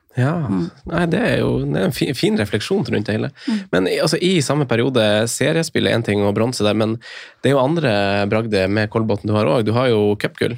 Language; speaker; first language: Norwegian; native; Norwegian